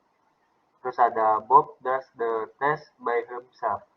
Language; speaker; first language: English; non-native, fluent; Indonesian